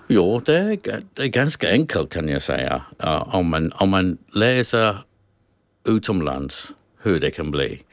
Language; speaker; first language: Swedish; non-native, fluent; English